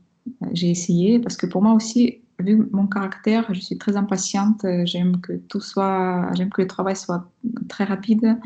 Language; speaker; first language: French; non-native, fluent; Russian